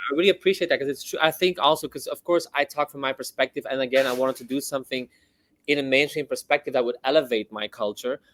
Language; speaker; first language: English; non-native, fluent; Dutch